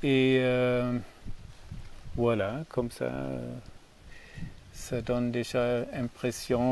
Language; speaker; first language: French; non-native, learner; German